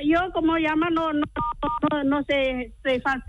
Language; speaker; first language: Spanish; non-native, learner; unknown